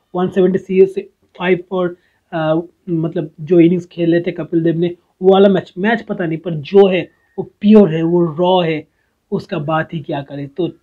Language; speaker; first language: Hindi; non-native, local second language; Bangla